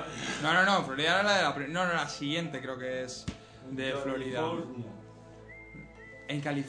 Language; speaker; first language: Spanish; native; Spanish